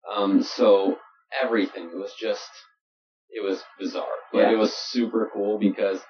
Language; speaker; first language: English; native; English